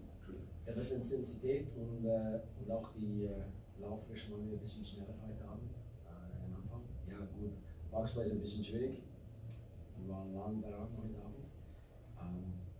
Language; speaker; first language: German; non-native, learner; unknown